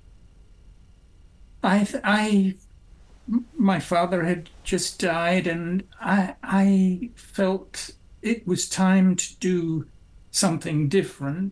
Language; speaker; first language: English; native; English